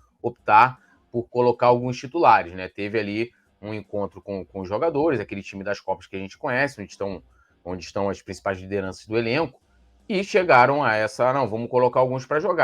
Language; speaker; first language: Portuguese; native; Portuguese